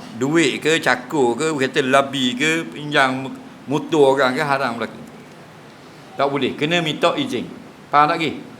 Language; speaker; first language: Malay; native; Malay